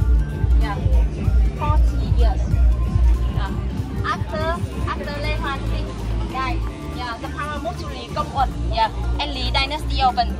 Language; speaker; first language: English; non-native, fluent; Vietnamese